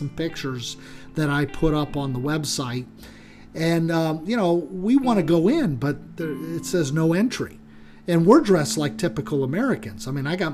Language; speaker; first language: English; native; English